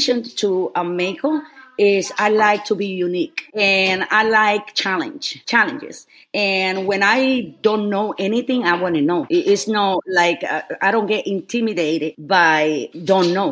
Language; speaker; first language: English; non-native, fluent; Spanish